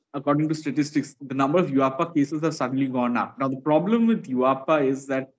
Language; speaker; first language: English; non-native, local second language; Bangla